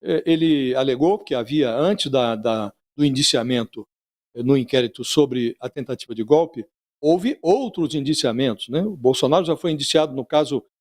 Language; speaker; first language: Portuguese; native; Portuguese